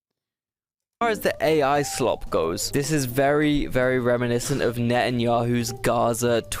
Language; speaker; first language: English; native; English